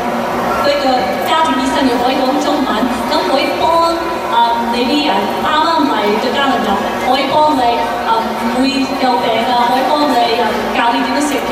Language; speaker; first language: Cantonese; early bilingual, heritage; English